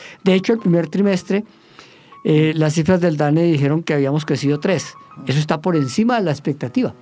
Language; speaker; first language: Spanish; native; Spanish